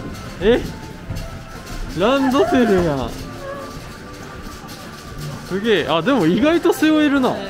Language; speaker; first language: Japanese; native; Japanese